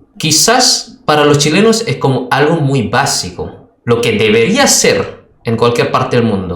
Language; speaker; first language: Spanish; non-native, fluent; Indonesian